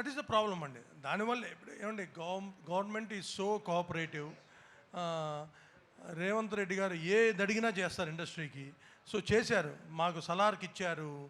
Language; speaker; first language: Telugu; native; Telugu